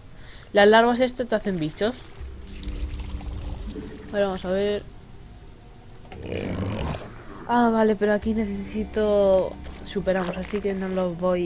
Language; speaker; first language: Spanish; native; Spanish